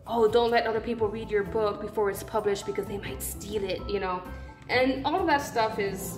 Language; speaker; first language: English; native; English